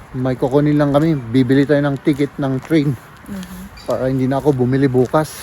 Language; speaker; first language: Filipino; native; Filipino